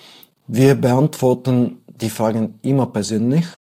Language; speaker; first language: German; non-native, fluent; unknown